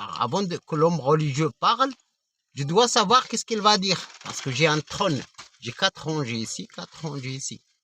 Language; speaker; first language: French; non-native, fluent; Arabic